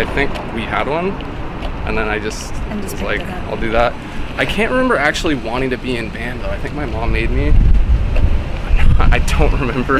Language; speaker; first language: English; native; English